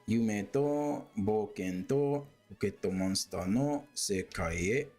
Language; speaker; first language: Japanese; non-native, learner; English